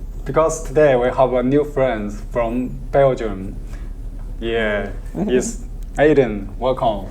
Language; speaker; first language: English; non-native, learner; Chinese